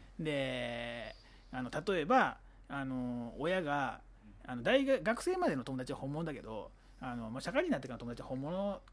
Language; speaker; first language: Japanese; native; Japanese